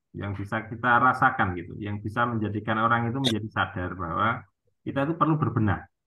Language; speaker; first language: Indonesian; native; Indonesian